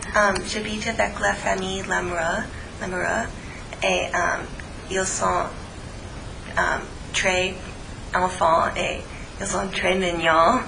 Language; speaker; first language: French; non-native, learner; English